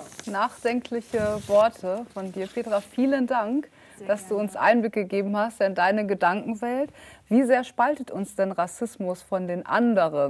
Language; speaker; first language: German; native; German